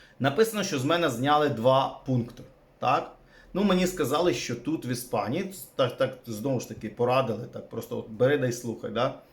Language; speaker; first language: Ukrainian; native; Ukrainian